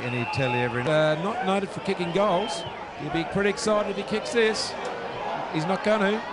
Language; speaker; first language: English; native; English